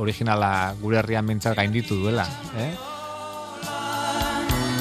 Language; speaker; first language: Basque; native; Basque